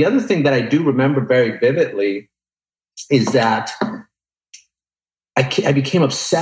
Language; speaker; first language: English; native; English